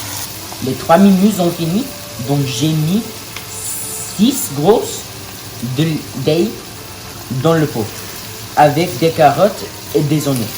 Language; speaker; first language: French; non-native, learner; English